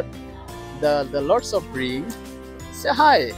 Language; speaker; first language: English; non-native, learner; Bangla